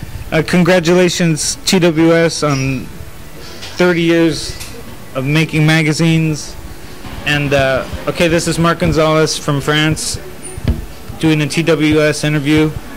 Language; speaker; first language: English; native; English